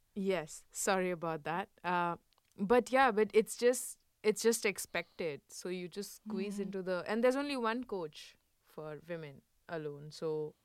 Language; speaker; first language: English; non-native, local second language; Hindi